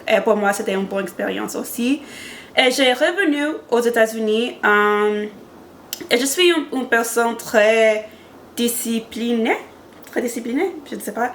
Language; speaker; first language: French; non-native, learner; English